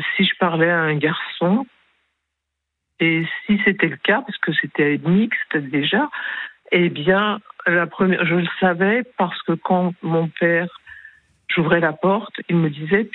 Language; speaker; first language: French; early bilingual, other home language; Spanish